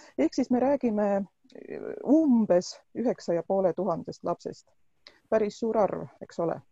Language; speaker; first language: Estonian; non-native, local second language; Russian